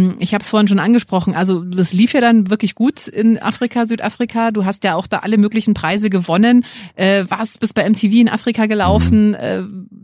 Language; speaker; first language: German; native; German